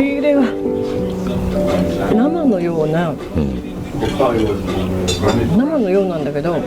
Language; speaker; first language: Japanese; native; Japanese